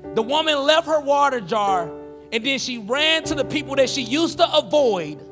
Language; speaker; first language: English; native; English